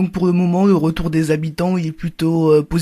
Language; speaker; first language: French; native; French